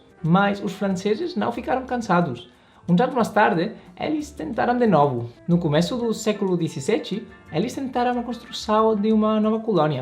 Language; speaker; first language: Portuguese; non-native, learner; Spanish